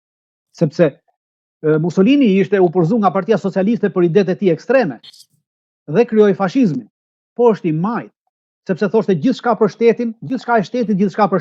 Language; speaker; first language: Albanian; native; Albanian